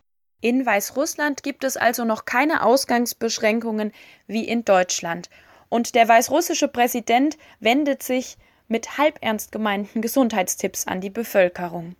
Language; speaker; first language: German; native; German